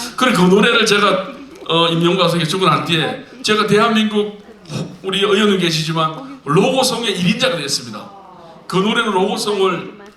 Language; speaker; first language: Korean; native; Korean